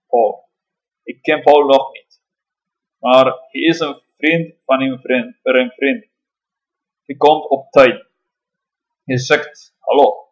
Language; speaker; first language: Dutch; non-native, learner; Spanish